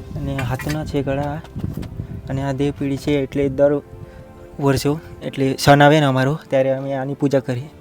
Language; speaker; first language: Gujarati; non-native, local second language; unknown